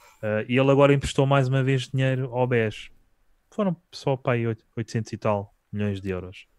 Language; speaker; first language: Portuguese; native; Portuguese